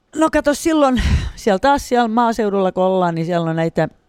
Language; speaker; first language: Finnish; native; Finnish